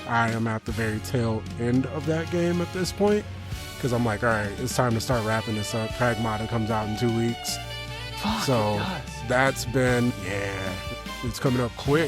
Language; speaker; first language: English; native; English